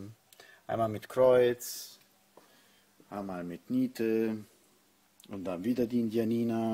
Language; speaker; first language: German; non-native, learner; Italian